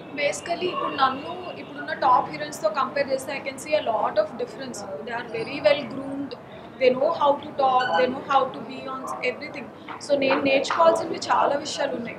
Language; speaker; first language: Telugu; non-native, local second language; Marathi